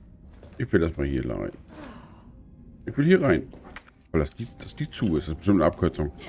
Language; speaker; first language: German; native; German